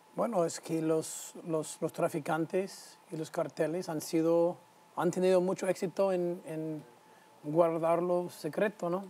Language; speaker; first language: Spanish; non-native, fluent; English